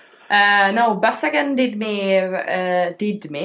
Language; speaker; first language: English; non-native, learner; Norwegian